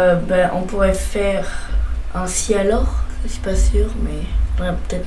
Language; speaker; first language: French; native; French